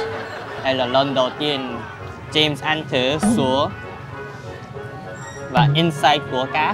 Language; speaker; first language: Vietnamese; early bilingual, other home language; Korean